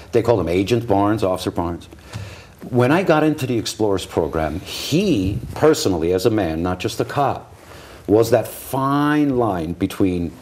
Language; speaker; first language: English; early bilingual, other home language; Armenian